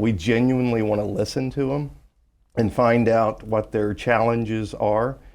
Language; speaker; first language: English; native; English